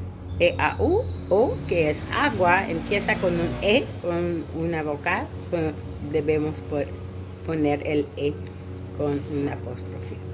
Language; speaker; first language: Spanish; non-native, learner; French